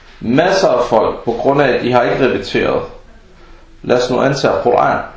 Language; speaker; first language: Danish; early bilingual, other home language; Arabic